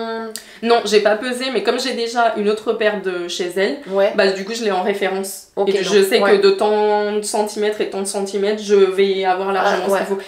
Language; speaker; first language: French; native; French